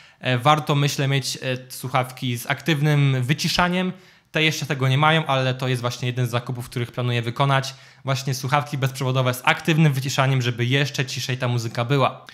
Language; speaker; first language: Polish; native; Polish